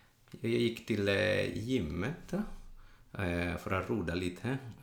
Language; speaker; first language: Swedish; non-native, learner; Italian